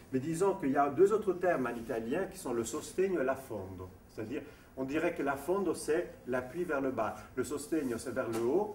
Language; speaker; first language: French; non-native, fluent; Italian